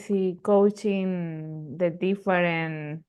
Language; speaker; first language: English; non-native, learner; Spanish